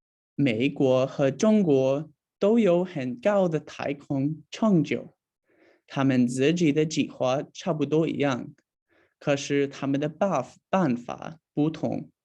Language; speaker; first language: Chinese; non-native, learner; English